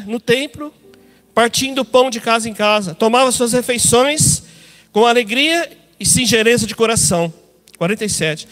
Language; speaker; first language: Portuguese; native; Portuguese